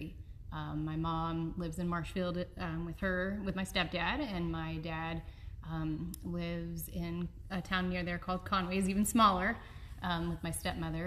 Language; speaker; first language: English; native; English